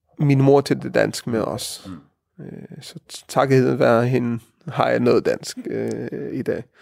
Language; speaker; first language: Danish; early bilingual, heritage; Danish